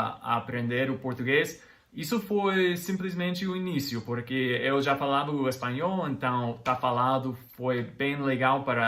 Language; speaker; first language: Portuguese; non-native, fluent; English